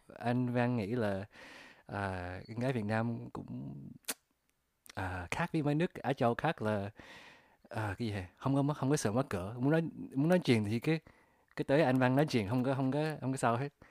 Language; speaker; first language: Vietnamese; early bilingual, other home language; English